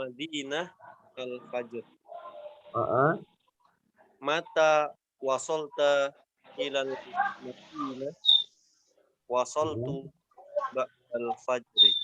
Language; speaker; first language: Arabic; non-native, learner; Indonesian